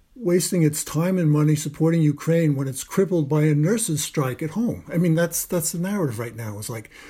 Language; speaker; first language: English; native; English